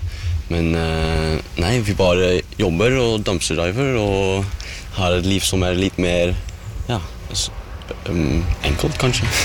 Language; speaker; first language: Norwegian; non-native, learner; Dutch